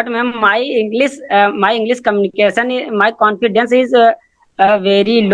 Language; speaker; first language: English; non-native, learner; Hindi